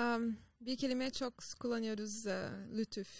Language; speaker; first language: Turkish; non-native, fluent; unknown